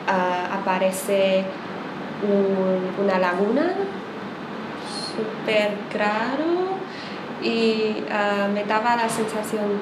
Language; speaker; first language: Spanish; non-native, fluent; Chinese